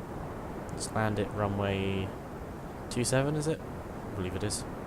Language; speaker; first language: English; native; English